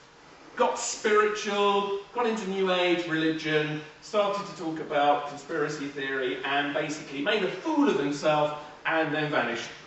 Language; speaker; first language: English; native; English